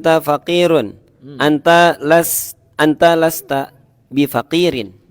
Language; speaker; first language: Arabic; non-native, learner; Indonesian